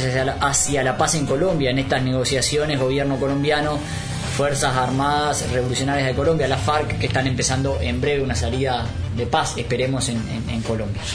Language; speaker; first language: Spanish; native; Spanish